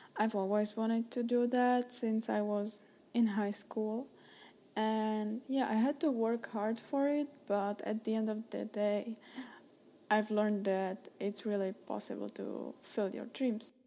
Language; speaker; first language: English; non-native, fluent; Czech